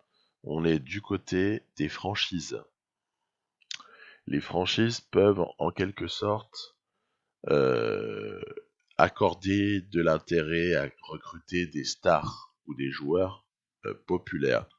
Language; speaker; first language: French; native; French